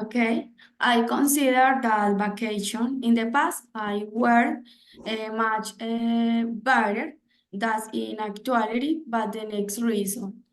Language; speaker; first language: English; non-native, learner; Spanish